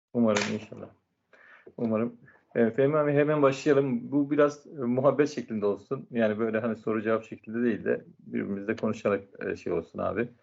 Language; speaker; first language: Turkish; native; Turkish